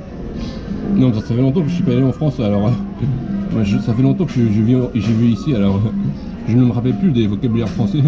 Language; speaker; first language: French; non-native, fluent; Japanese